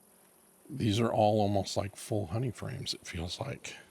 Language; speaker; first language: English; native; English